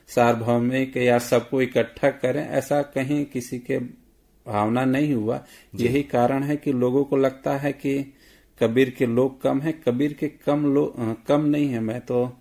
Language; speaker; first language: Hindi; native; Hindi